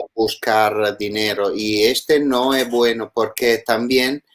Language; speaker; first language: Spanish; non-native, learner; Italian